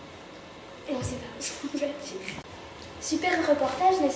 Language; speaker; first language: French; native; French